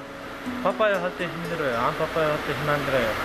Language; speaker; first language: Korean; non-native, learner; Kyrgyz